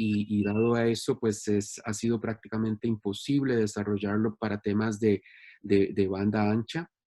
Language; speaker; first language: Spanish; native; Spanish